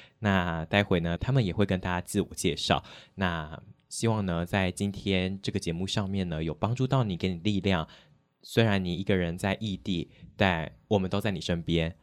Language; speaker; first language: Chinese; native; Chinese